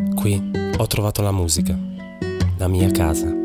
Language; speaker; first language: Italian; early bilingual, other home language; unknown